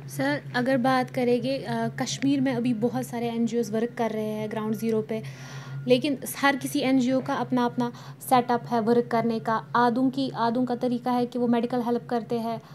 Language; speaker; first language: Hindi; non-native, local second language; Kashmiri